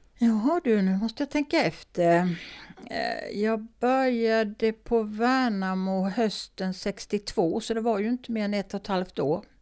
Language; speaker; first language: Swedish; native; Swedish